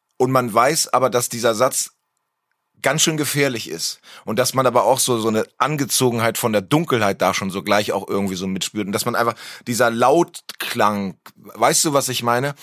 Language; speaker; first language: German; native; German